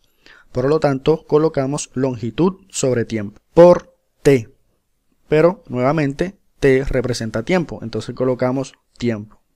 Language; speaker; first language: Spanish; native; Spanish